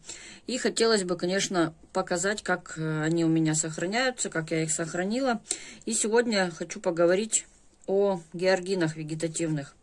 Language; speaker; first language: Russian; native; Russian